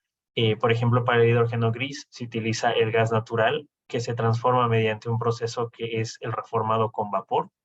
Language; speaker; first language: Spanish; native; Spanish